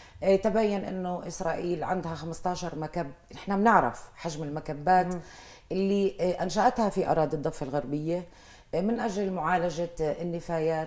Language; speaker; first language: Arabic; native; Arabic